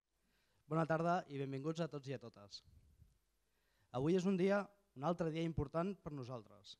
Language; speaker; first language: Catalan; native; Catalan